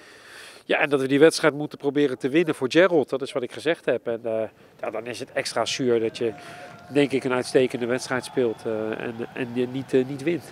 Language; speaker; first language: Dutch; native; Dutch